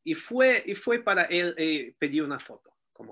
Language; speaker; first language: Spanish; non-native, learner; Portuguese